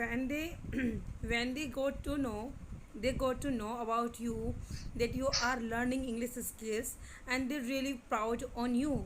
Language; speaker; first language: English; non-native, local second language; Hindi